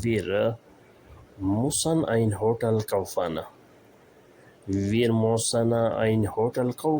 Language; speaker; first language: German; non-native, learner; Urdu